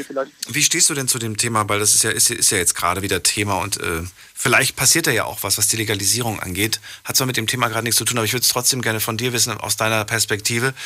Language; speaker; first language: German; native; German